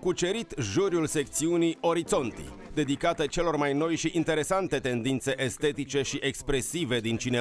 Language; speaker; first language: Romanian; native; Romanian